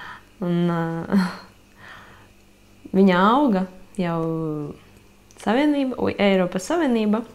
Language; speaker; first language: Latvian; non-native, local second language; Russian